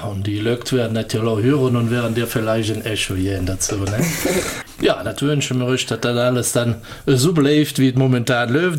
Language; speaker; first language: German; native; German